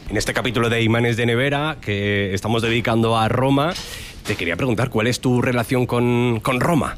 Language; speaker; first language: Spanish; native; Spanish